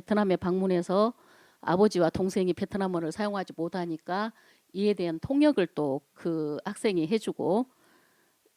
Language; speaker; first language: Korean; native; Korean